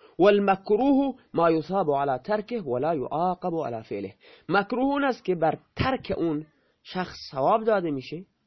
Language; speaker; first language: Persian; non-native, local second language; Baluchi